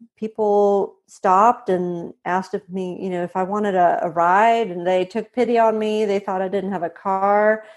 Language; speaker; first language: English; non-native, fluent; Swedish